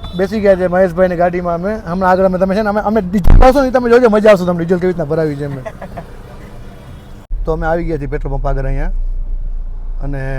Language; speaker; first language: Gujarati; non-native, local second language; Kachhi